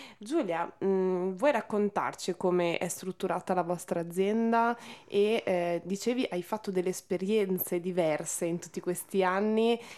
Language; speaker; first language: Italian; native; Italian